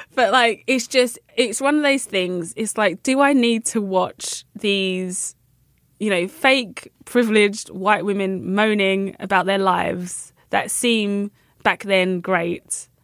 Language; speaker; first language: English; native; English